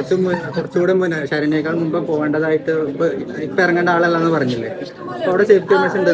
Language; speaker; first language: Malayalam; native; Malayalam